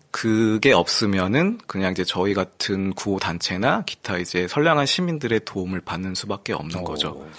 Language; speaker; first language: Korean; native; Korean